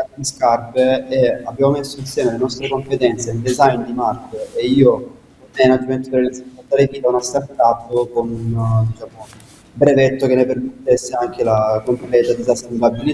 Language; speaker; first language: Italian; native; Italian